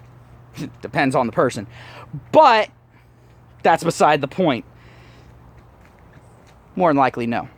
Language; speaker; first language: English; native; English